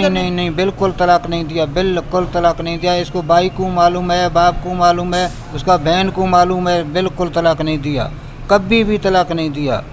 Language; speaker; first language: Hindi; non-native, learner; Baluchi